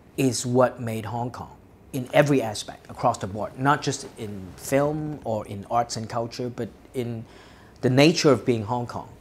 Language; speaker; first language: English; non-native, local second language; Cantonese